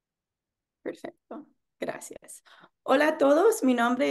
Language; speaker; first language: Spanish; non-native, learner; English